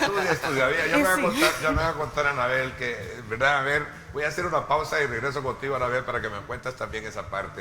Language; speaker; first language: Spanish; native; Spanish